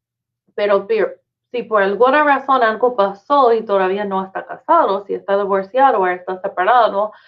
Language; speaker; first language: Spanish; non-native, fluent; English